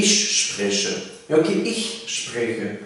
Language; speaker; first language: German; non-native, learner; Tajik